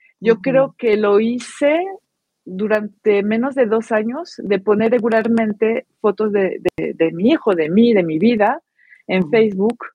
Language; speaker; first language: Spanish; non-native, fluent; French